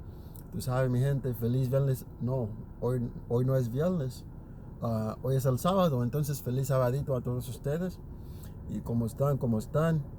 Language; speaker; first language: Spanish; non-native, learner; Haitian Creole